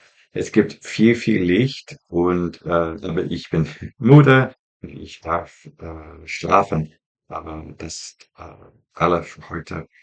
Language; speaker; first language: German; non-native, learner; English